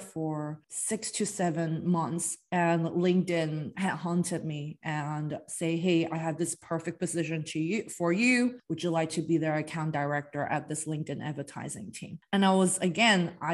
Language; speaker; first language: English; non-native, local second language; Cantonese